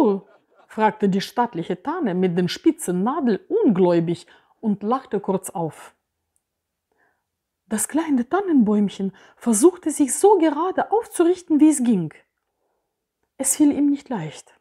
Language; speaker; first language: German; native; German